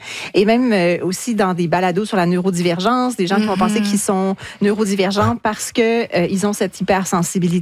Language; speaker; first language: French; native; French